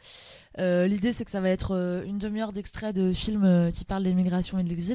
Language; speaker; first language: French; native; French